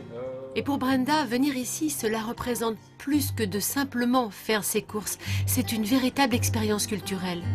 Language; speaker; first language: French; native; French